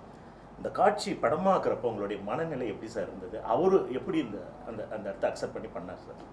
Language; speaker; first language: Tamil; native; Tamil